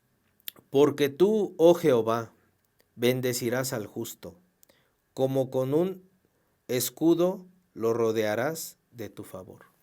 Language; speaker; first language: Spanish; native; Spanish